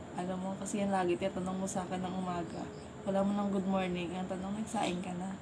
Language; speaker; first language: Filipino; non-native, local second language; Hiligaynon